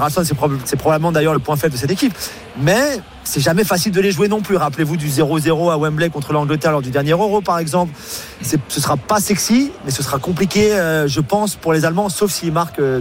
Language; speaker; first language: French; non-native, fluent; English